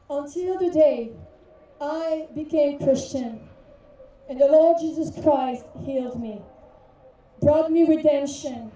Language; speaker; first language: English; native; English